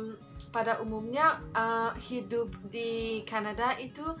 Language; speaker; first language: Indonesian; non-native, fluent; English